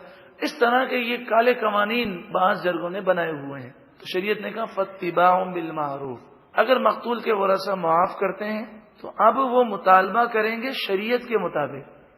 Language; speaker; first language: Urdu; native; Urdu